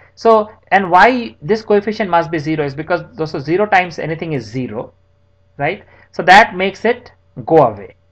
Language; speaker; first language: English; non-native, local second language; Hindi